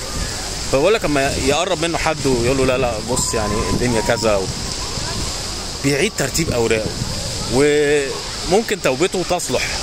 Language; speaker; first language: Arabic; native; Arabic